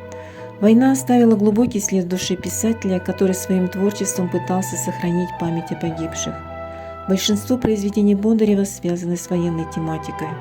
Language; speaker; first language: Russian; native; Russian